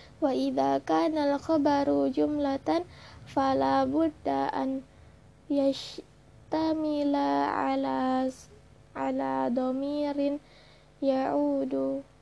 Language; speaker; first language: Arabic; non-native, learner; Indonesian